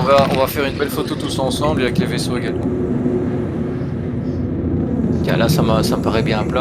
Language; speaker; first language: French; native; French